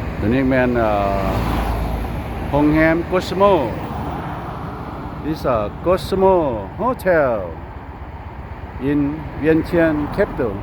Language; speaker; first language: English; non-native, learner; Lao